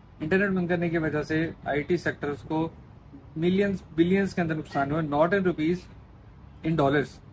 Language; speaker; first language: Urdu; native; Urdu